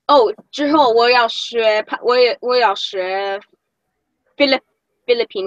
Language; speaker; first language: Chinese; non-native, learner; English